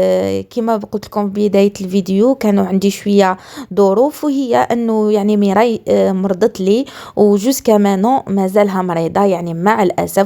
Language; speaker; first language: Arabic; native; Arabic